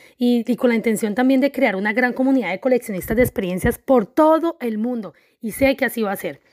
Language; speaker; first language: Spanish; native; Spanish